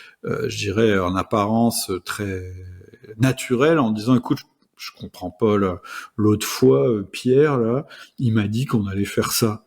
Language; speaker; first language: French; native; French